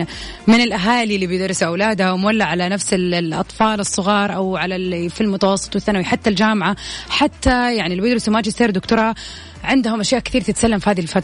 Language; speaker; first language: Arabic; native; Arabic